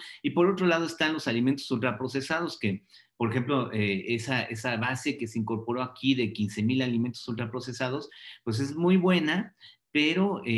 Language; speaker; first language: Spanish; native; Spanish